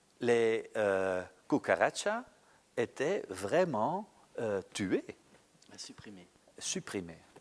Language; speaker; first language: French; non-native, local second language; Dutch